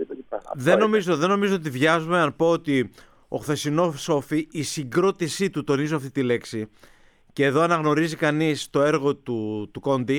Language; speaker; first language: Greek; native; Greek